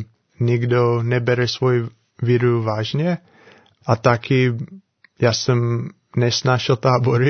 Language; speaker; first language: Czech; non-native, learner; English